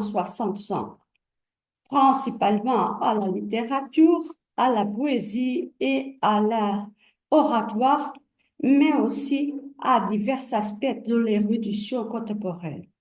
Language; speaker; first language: French; non-native, fluent; Portuguese